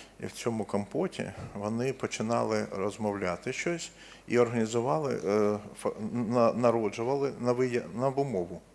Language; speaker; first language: Ukrainian; non-native, local second language; Russian